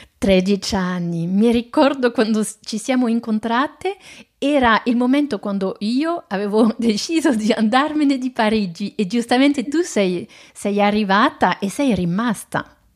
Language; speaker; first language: Italian; non-native, fluent; French